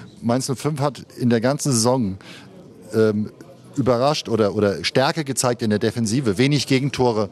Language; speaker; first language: German; native; German